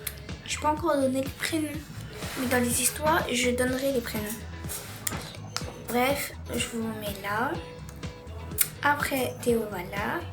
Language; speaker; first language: French; native; French